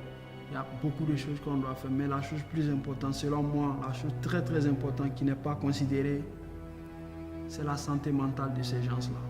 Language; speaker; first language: French; non-native, local second language; Bambara